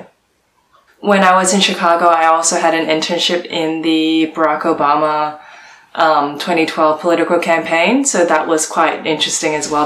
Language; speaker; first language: English; non-native, local second language; Cantonese